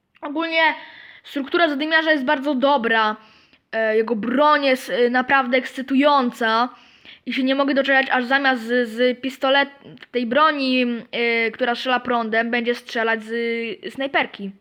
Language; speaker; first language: Polish; native; Polish